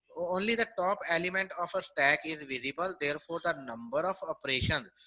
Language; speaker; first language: English; non-native, local second language; Punjabi